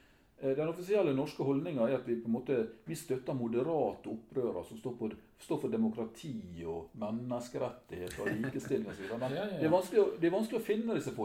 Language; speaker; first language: Norwegian; native; Norwegian